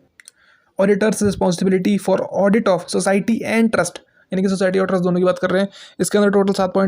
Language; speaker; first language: Hindi; native; Hindi